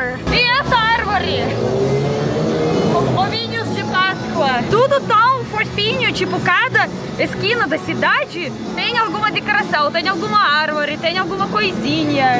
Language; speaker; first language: Portuguese; non-native, learner; Russian